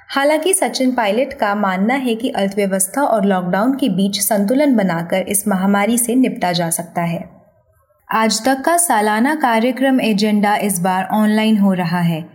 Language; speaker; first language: Hindi; native; Hindi